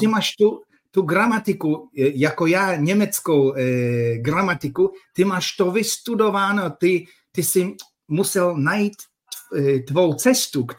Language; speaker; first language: Czech; non-native, fluent; Polish